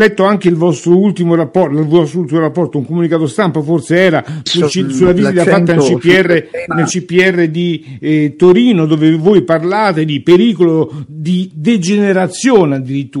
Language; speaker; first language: Italian; native; Italian